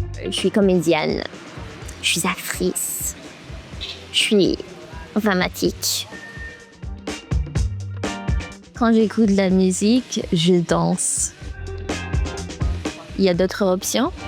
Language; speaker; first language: French; early bilingual, heritage; French